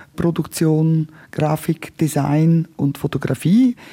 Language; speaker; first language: German; non-native, local second language; Romansh